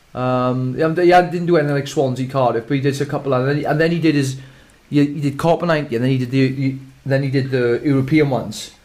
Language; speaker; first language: English; native; English